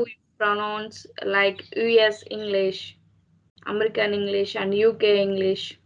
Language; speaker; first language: English; non-native, learner; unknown